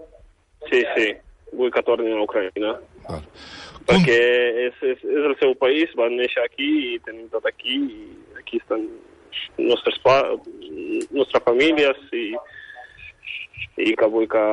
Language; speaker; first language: Catalan; non-native, fluent; Ukrainian